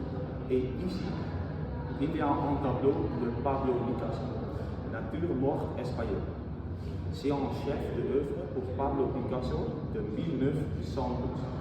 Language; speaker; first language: French; non-native, learner; Dutch